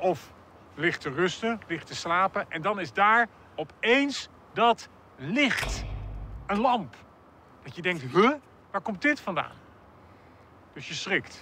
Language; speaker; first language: Dutch; native; Dutch